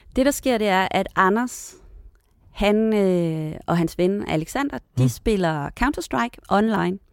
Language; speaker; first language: Danish; native; Danish